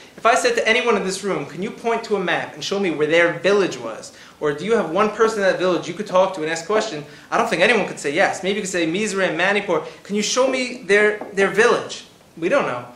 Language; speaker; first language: English; native; English